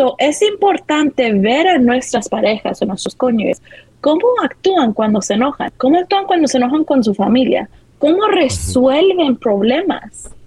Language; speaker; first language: Spanish; early bilingual, heritage; Spanish